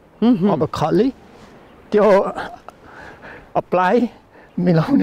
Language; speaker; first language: Nepali; non-native, learner; German